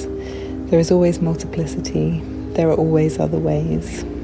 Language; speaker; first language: English; native; English